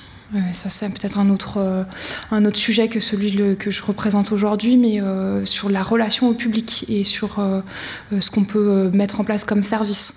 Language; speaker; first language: French; native; French